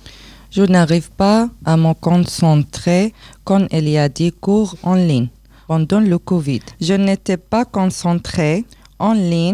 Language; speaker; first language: French; non-native, learner; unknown